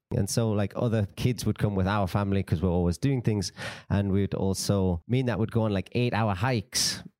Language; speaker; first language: English; native; English